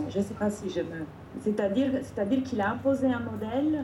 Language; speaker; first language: French; non-native, fluent; Italian